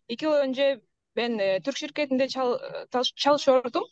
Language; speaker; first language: Turkish; non-native, learner; Kyrgyz